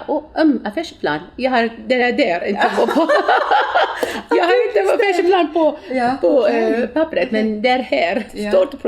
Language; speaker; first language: Swedish; non-native, learner; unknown